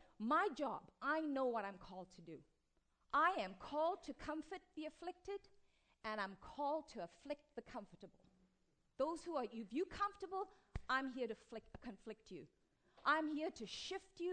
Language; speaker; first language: English; native; English